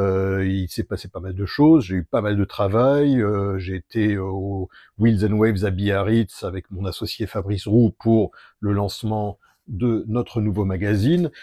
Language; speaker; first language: French; native; French